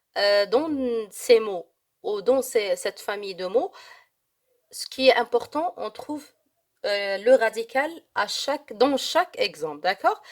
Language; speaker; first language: French; non-native, local second language; Arabic